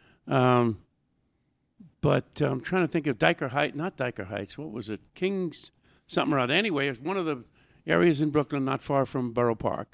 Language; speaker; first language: English; native; English